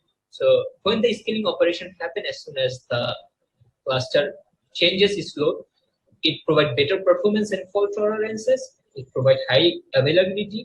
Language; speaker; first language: English; non-native, local second language; Bangla